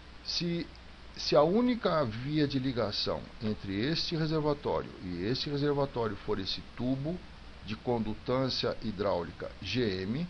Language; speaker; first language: Portuguese; native; Portuguese